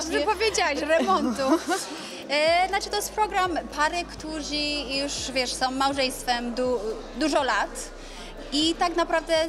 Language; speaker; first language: Polish; early bilingual, other home language; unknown